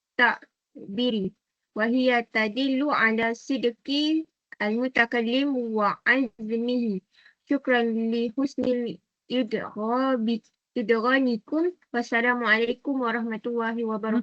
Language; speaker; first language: Arabic; non-native, learner; Malay